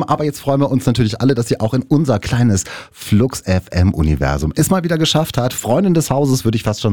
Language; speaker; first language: German; native; German